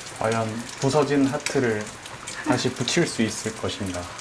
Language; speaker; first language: Korean; native; Korean